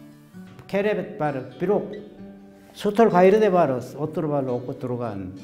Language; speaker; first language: Kyrgyz; non-native, learner; Korean